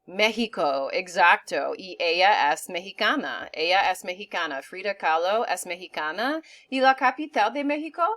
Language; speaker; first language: Spanish; non-native, fluent; English